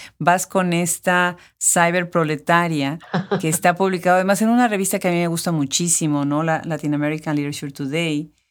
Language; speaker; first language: Spanish; native; Spanish